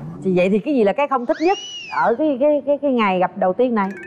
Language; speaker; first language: Vietnamese; native; Vietnamese